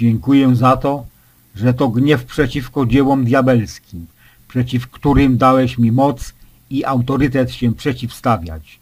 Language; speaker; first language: Polish; native; Polish